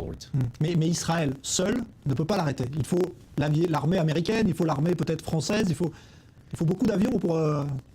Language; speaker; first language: French; native; French